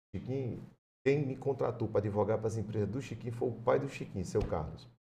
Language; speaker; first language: Portuguese; native; Portuguese